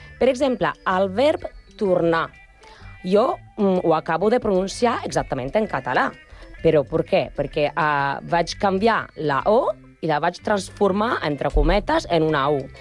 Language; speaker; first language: Catalan; non-native, learner; Spanish